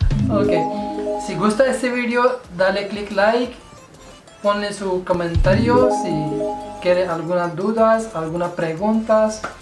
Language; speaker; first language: Spanish; non-native, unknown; Urdu